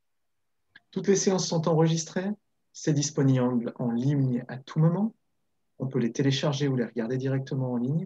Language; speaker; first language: French; native; French